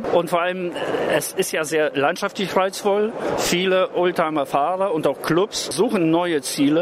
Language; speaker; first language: German; native; German